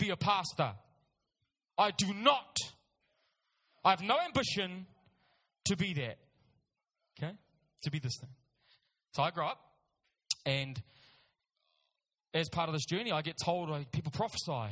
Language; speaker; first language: English; native; English